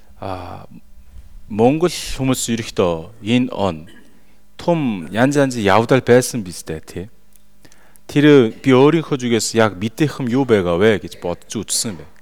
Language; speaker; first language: Mongolian; non-native, fluent; Korean